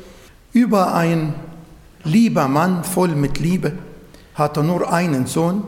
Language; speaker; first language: German; non-native, fluent; Arabic